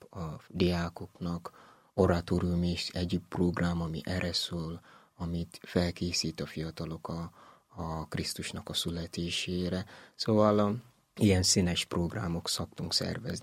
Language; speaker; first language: Hungarian; non-native, learner; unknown